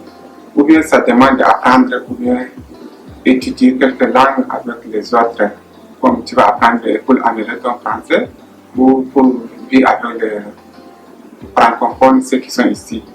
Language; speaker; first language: French; non-native, learner; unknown